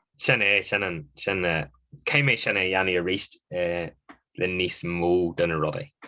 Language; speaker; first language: Irish; native; Irish